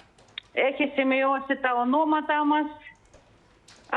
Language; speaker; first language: Greek; non-native, fluent; Russian